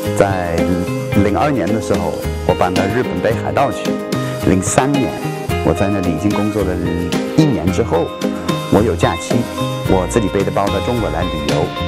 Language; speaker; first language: Chinese; non-native, fluent; English